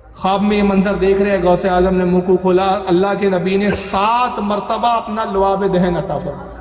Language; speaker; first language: Urdu; native; Urdu